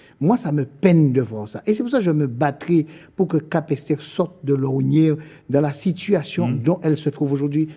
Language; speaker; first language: French; native; French